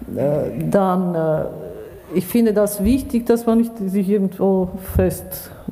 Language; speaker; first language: German; native; German